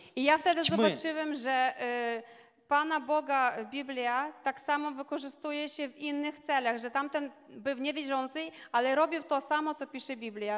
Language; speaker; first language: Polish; non-native, learner; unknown